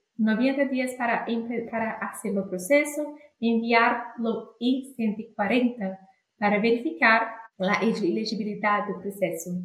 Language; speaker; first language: Spanish; non-native, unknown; Portuguese